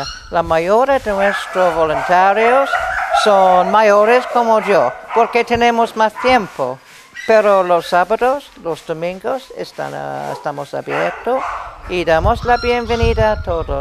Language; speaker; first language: Spanish; non-native, fluent; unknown